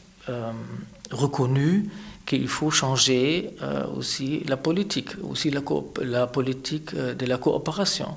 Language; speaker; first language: French; non-native, fluent; German